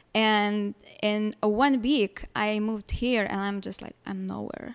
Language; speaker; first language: English; non-native, fluent; Lithuanian